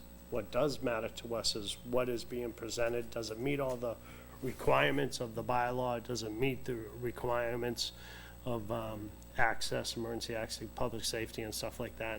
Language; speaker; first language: English; native; English